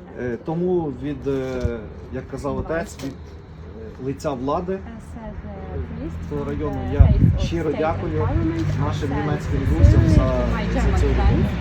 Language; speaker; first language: Ukrainian; native; Ukrainian